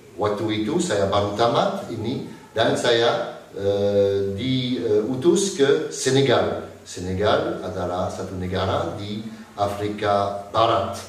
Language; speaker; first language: Indonesian; non-native, fluent; French